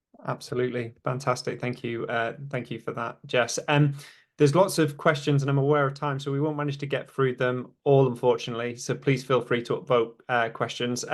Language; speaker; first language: English; native; English